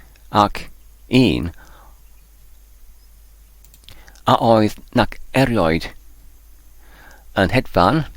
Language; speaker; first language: Welsh; non-native, learner; English